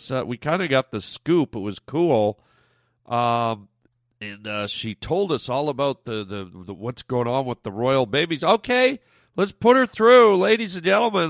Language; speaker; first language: English; native; English